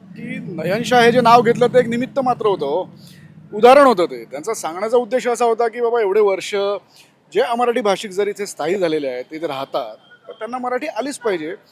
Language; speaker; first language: Marathi; non-native, local second language; Gujarati